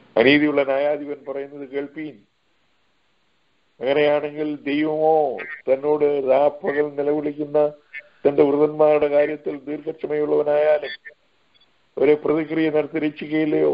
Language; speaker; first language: Malayalam; native; Malayalam